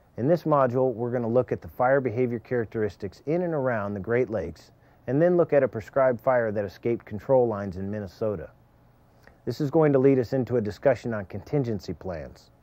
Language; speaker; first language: English; native; English